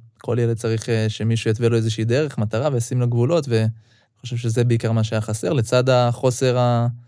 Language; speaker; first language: Hebrew; early bilingual, other home language; Russian